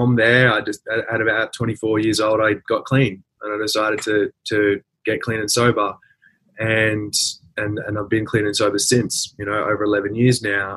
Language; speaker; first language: English; native; English